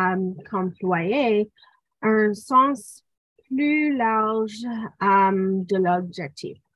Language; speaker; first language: French; non-native, local second language; English